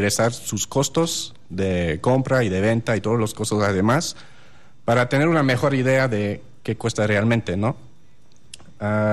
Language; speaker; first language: Spanish; non-native, fluent; French